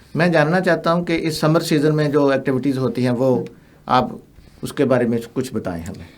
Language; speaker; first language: Hindi; non-native, local second language; Punjabi